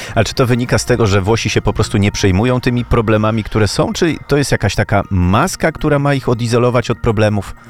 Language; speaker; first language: Polish; native; Polish